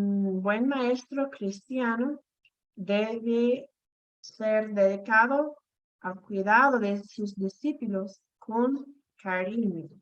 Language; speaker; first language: Spanish; non-native, fluent; English